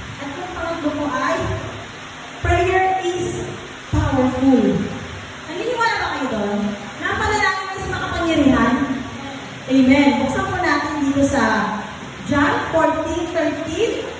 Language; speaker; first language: Filipino; non-native, local second language; Cebuano